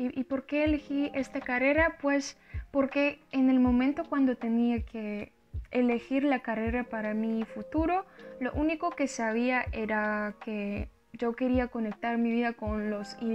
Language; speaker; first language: Spanish; non-native, learner; Russian